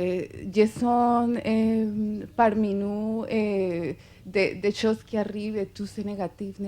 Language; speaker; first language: French; non-native, fluent; Spanish